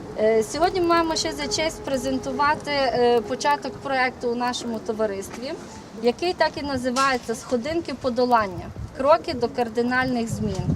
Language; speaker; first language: Ukrainian; native; Ukrainian